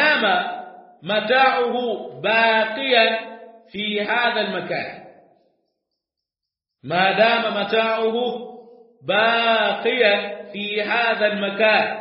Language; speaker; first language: Arabic; non-native, fluent; Swahili